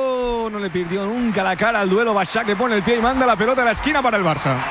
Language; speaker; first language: Spanish; native; Spanish